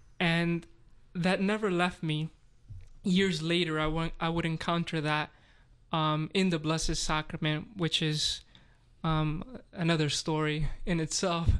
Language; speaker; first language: English; early bilingual, other home language; Spanish